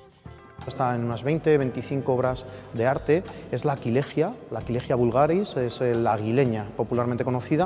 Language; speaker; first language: Spanish; native; Spanish